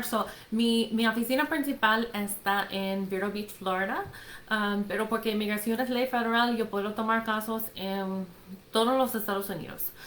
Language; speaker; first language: Spanish; non-native, fluent; English